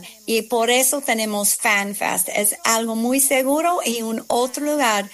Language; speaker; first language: Spanish; non-native, fluent; English